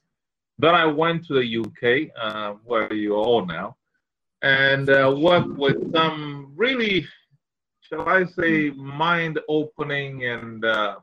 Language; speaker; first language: English; non-native, local second language; Ewe